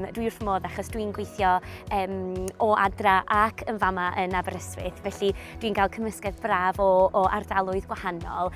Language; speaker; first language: Welsh; non-native, local second language; English